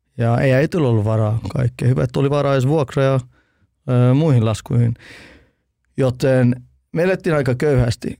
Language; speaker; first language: Finnish; early bilingual, heritage; Finnish